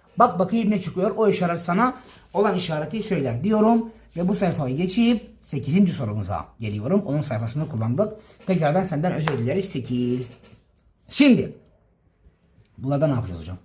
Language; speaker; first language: Turkish; native; Turkish